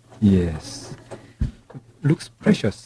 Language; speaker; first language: English; non-native, learner; Korean